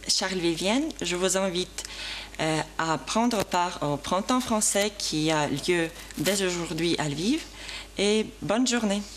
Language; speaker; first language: French; non-native, fluent; Ukrainian